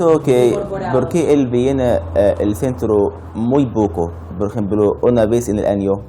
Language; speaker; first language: Spanish; non-native, learner; Arabic